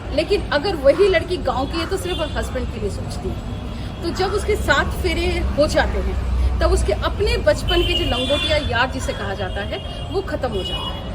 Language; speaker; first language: Hindi; non-native, local second language; Bangla